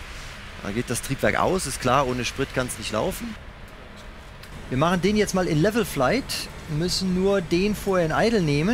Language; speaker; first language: German; native; German